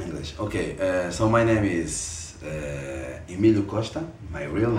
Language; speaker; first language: English; non-native, fluent; Portuguese